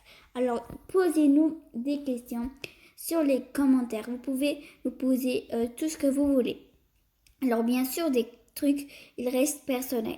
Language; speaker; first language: French; early bilingual, other home language; Portuguese